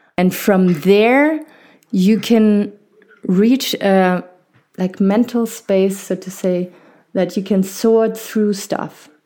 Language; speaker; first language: English; non-native, fluent; German